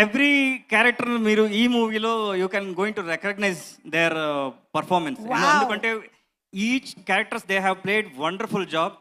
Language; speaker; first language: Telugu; non-native, learner; Kannada